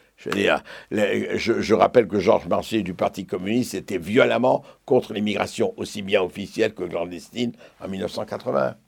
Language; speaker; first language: French; native; French